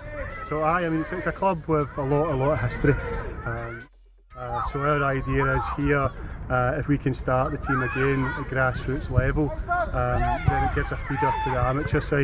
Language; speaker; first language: English; native; English